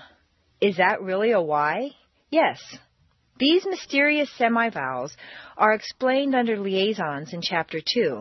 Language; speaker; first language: English; native; English